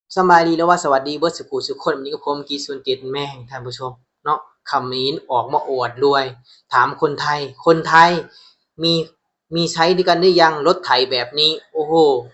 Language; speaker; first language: Thai; native; Thai